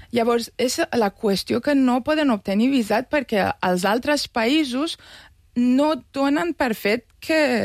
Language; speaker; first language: Catalan; non-native, fluent; Persian